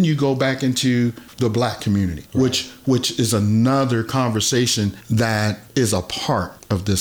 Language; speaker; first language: English; native; English